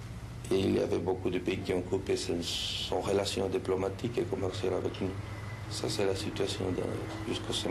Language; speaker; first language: French; non-native, fluent; Spanish